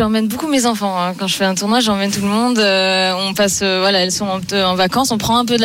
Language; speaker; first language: French; native; French